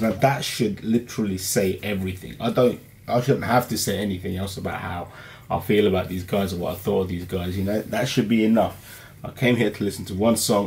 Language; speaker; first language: English; early bilingual, other home language; Urdu